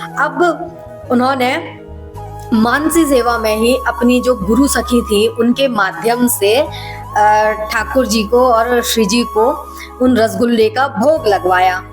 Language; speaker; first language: Hindi; native; Hindi